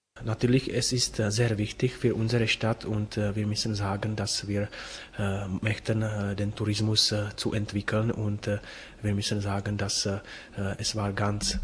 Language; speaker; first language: German; non-native, learner; Czech